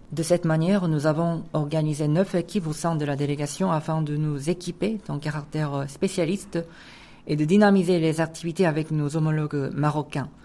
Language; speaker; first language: French; non-native, fluent; Korean